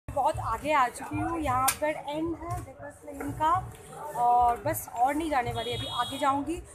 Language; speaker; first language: Hindi; non-native, local second language; Bangla